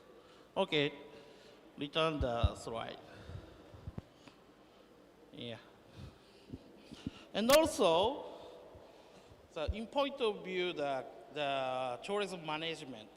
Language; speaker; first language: English; non-native, learner; Japanese